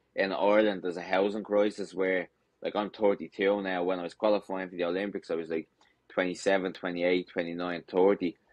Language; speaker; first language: English; native; English